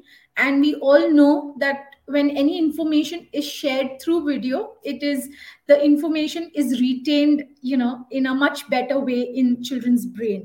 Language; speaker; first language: English; non-native, local second language; Hindi